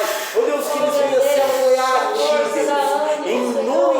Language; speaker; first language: Portuguese; native; Portuguese